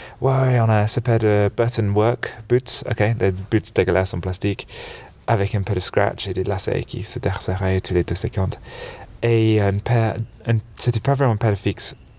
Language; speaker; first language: French; non-native, fluent; English